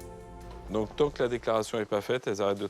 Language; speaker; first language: French; native; French